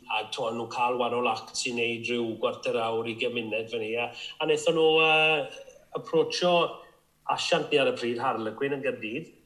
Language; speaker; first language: Welsh; native; Welsh